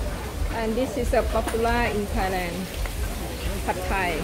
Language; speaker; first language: English; non-native, learner; Thai